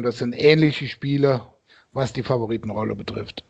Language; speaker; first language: German; native; German